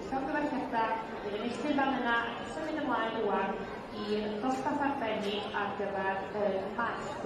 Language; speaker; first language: Welsh; native; Welsh